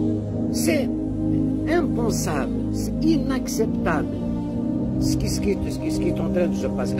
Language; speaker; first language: French; non-native, local second language; Kabyle